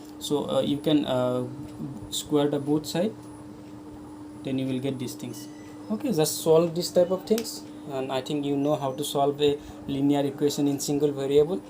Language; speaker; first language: English; non-native, local second language; Hindi